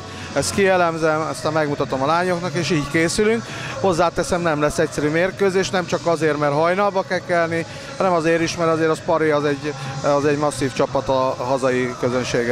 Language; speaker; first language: Hungarian; native; Hungarian